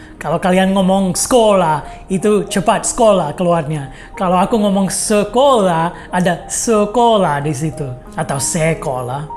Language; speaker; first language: Indonesian; non-native, fluent; English